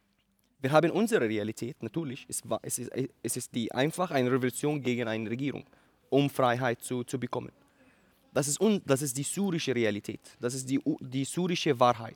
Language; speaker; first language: German; non-native, learner; Arabic